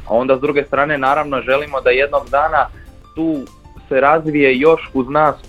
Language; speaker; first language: Croatian; native; Croatian